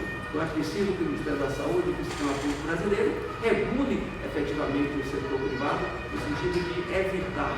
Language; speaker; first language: Portuguese; native; Portuguese